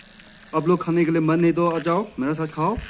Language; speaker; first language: Hindi; non-native, local second language; Tangkhul Naga (India)